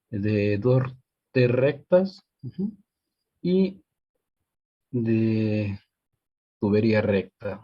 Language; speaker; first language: Spanish; native; Spanish